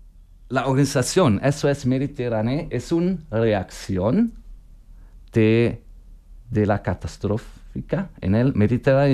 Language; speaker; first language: Spanish; non-native, learner; German